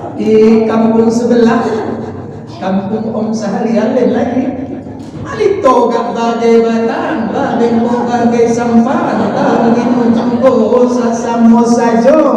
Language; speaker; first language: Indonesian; non-native, local second language; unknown